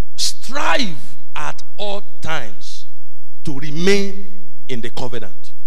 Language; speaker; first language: English; non-native, local second language; Yoruba